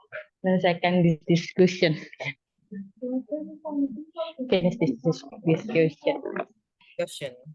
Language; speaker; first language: English; non-native, learner; Indonesian